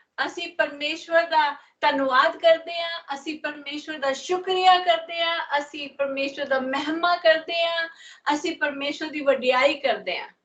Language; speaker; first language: Punjabi; non-native, learner; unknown